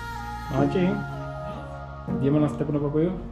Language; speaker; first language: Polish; non-native, learner; Sinhala